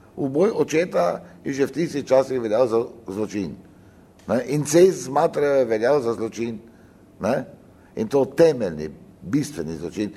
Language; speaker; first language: Slovenian; native; Slovenian